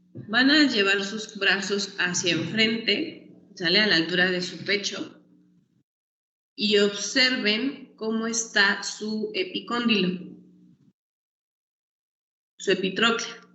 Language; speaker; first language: Spanish; native; Spanish